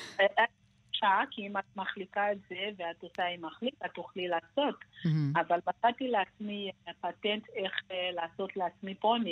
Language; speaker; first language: Hebrew; non-native, fluent; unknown